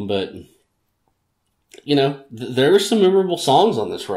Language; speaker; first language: English; native; English